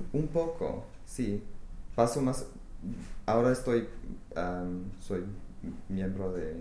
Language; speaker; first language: Spanish; non-native, fluent; English